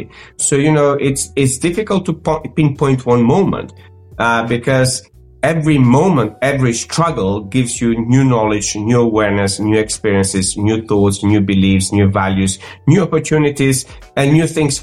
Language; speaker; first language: English; non-native, fluent; Macedonian